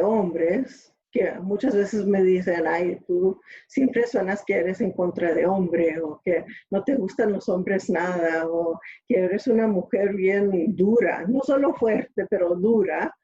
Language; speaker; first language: Spanish; early bilingual, other home language; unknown